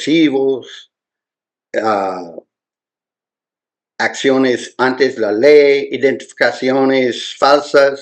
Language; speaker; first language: Spanish; non-native, learner; English